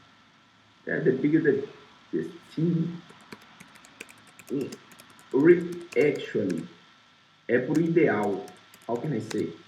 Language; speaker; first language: English; non-native, learner; Portuguese